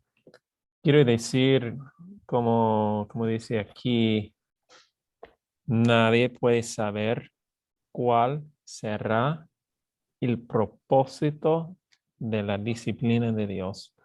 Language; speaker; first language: Spanish; non-native, fluent; English